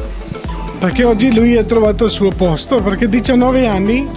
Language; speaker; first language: Italian; non-native, learner; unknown